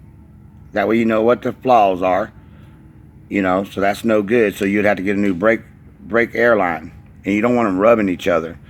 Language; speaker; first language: English; native; English